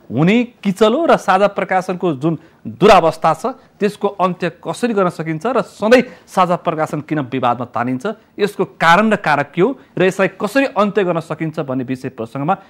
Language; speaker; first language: Nepali; native; Nepali